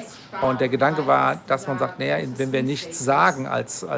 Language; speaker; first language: German; native; German